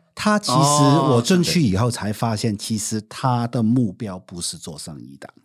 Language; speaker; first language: Chinese; non-native, fluent; Cantonese